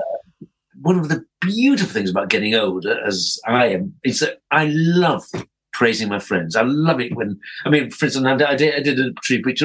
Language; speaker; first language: English; native; English